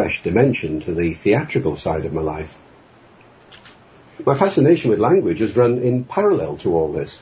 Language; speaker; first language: English; native; English